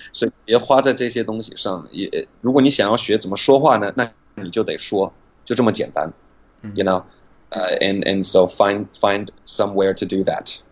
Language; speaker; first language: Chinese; non-native, fluent; English